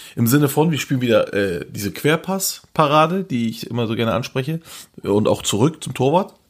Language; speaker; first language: German; early bilingual, other home language; Turkish